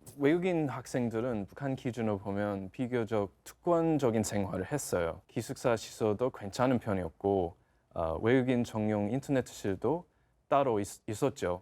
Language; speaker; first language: Korean; non-native, fluent; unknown